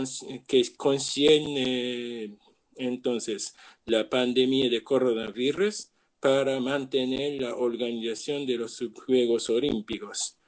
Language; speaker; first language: Spanish; non-native, learner; Japanese